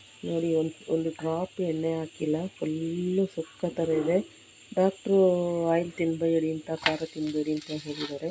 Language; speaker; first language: Kannada; native; Kannada